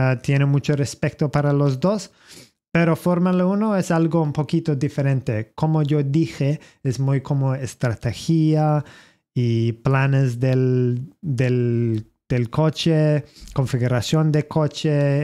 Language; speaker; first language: Spanish; non-native, learner; English